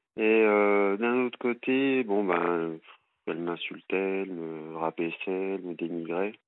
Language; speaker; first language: French; native; French